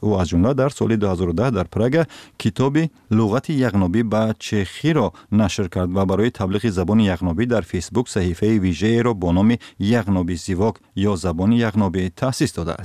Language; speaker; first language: Tajik; native; Tajik